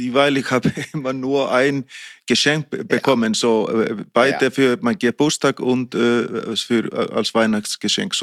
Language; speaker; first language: German; non-native, fluent; Icelandic